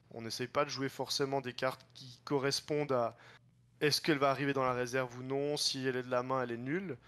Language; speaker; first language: French; native; French